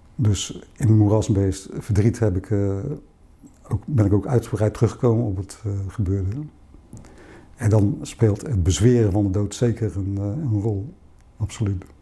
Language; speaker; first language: Dutch; native; Dutch